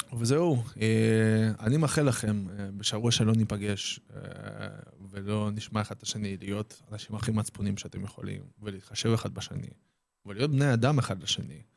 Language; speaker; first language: Hebrew; early bilingual, other home language; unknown